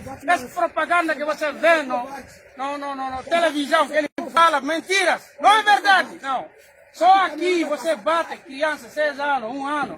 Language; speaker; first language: Portuguese; non-native, learner; Haitian Creole